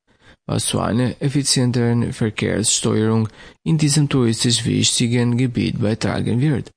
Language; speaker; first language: German; non-native, fluent; Albanian